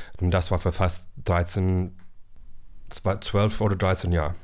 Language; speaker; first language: German; non-native, learner; English